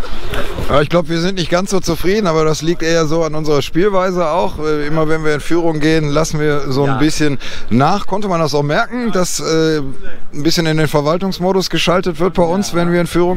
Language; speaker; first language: German; native; German